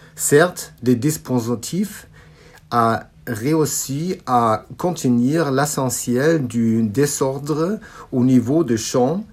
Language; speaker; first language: French; non-native, learner; German